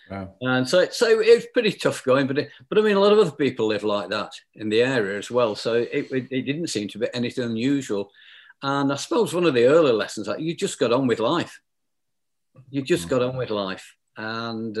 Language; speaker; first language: English; native; English